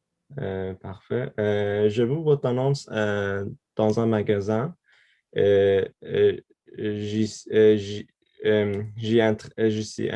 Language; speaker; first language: French; non-native, learner; Persian